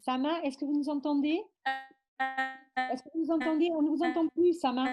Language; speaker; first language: French; native; French